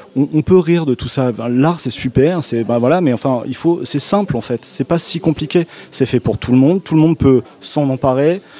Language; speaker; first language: French; native; French